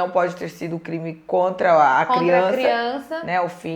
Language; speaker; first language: Portuguese; native; Portuguese